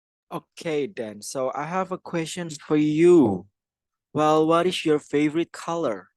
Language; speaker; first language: English; non-native, fluent; Indonesian